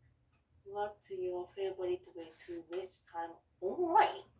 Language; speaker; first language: English; non-native, learner; Japanese